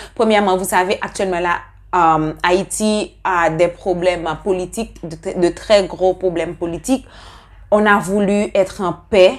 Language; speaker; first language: French; non-native, local second language; Haitian Creole